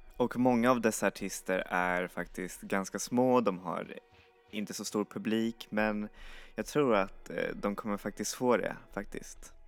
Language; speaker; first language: Swedish; native; Swedish